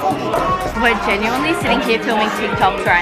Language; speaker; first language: English; native; English